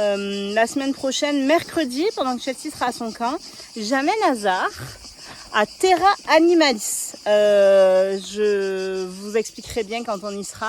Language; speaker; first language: French; native; French